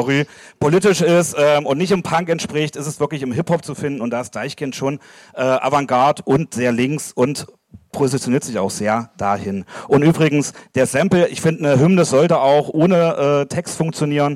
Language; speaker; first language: German; native; German